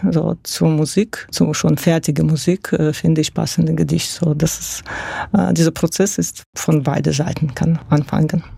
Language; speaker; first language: German; non-native, fluent; Russian